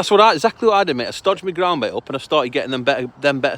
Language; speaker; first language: English; native; English